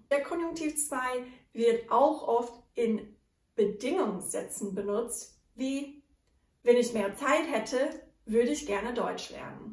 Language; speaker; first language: German; non-native, fluent; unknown